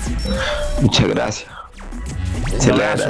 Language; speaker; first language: Spanish; native; Spanish